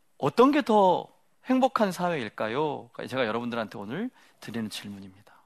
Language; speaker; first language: Korean; native; Korean